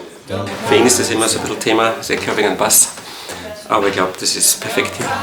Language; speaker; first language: German; native; German